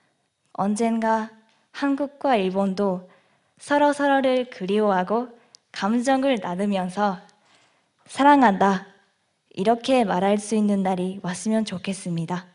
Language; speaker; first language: Korean; non-native, fluent; Japanese